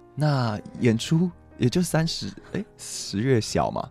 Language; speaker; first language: Chinese; non-native, local second language; Min Nan Chinese